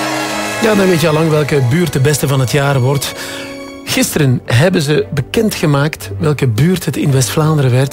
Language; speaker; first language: Dutch; native; Dutch